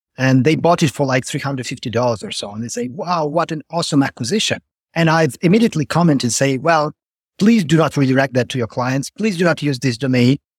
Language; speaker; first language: English; non-native, fluent; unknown